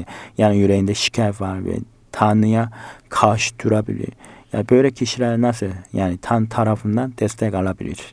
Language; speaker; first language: Turkish; non-native, learner; Korean